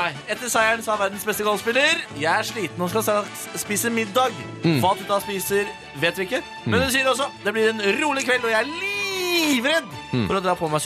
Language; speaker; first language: Norwegian; native; Norwegian